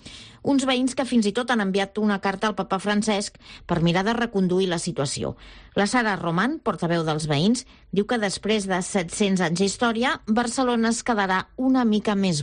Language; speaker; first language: Catalan; native; Catalan